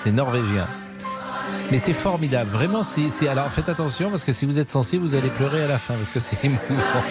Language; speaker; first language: French; native; French